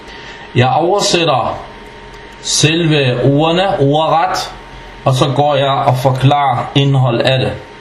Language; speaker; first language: Danish; early bilingual, other home language; Arabic